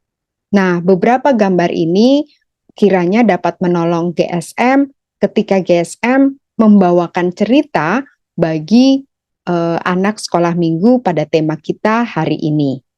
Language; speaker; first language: Indonesian; native; Indonesian